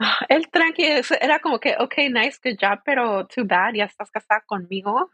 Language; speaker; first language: Spanish; early bilingual, heritage; Spanish